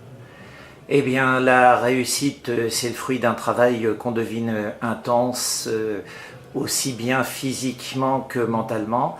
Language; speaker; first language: French; native; French